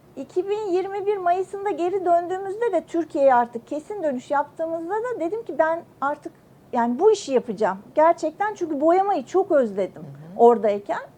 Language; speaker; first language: Turkish; native; Turkish